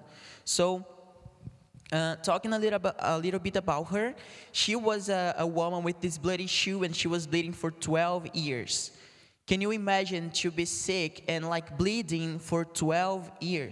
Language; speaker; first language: English; non-native, fluent; Portuguese